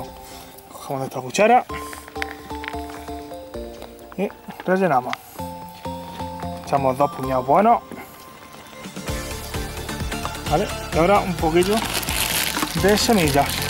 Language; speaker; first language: Spanish; native; Spanish